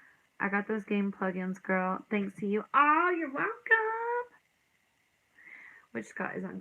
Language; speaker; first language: English; native; English